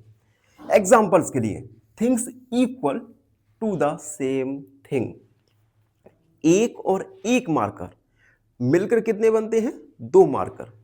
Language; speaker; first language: Hindi; native; Hindi